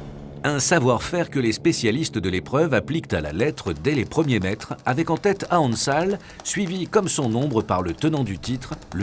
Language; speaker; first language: French; native; French